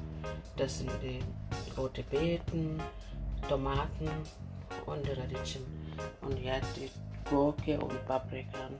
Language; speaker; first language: German; non-native, learner; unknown